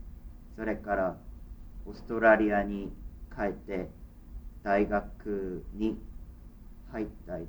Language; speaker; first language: Japanese; non-native, learner; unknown